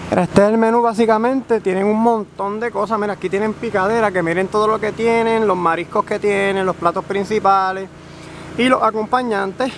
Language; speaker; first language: Spanish; native; Spanish